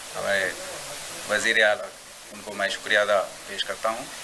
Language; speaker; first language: Hindi; non-native, local second language; Telugu